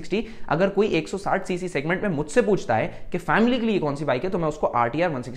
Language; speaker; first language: Hindi; native; Hindi